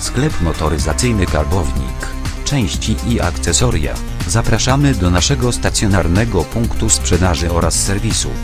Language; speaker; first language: Polish; native; Polish